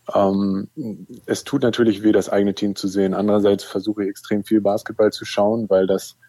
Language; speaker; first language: German; native; German